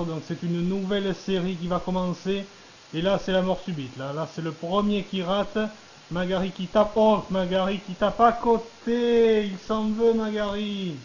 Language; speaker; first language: French; native; French